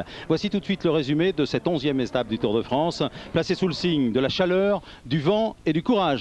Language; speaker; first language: French; native; French